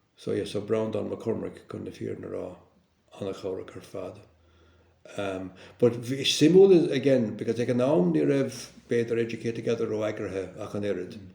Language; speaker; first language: Irish; non-native, local second language; English